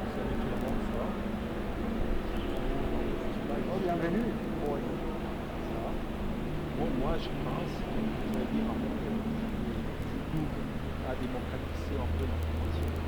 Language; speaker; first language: French; non-native, fluent; Spanish